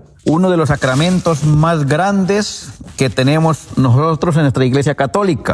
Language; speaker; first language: Spanish; native; Spanish